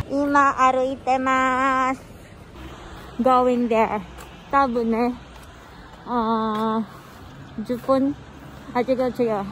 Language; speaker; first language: Japanese; non-native, learner; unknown